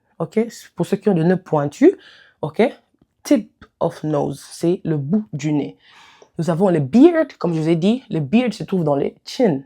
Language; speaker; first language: French; non-native, local second language; Lingala